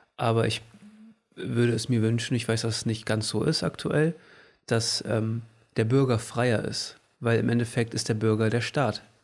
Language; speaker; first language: German; early bilingual, other home language; Portuguese